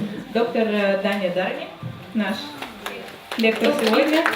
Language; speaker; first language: Russian; native; Russian